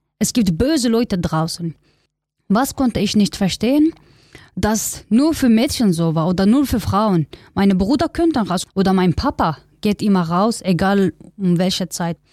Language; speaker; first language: German; non-native, learner; Kurdish